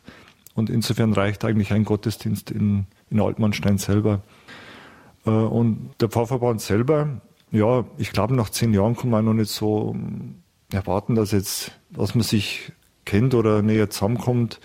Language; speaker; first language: German; native; German